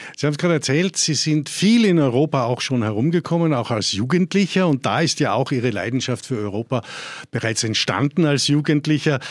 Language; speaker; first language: German; native; German